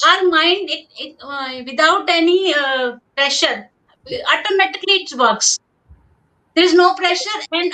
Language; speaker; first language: English; non-native, local second language; Hindi